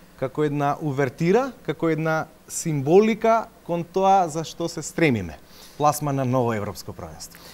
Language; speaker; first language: Macedonian; native; Macedonian